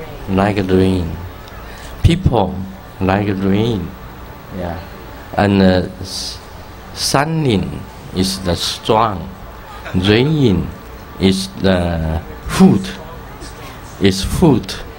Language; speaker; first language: English; non-native, learner; Chinese